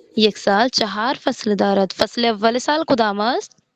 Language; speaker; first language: Persian; non-native, learner; Urdu